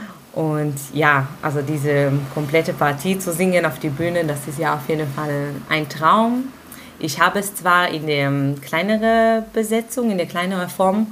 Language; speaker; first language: German; non-native, fluent; Hebrew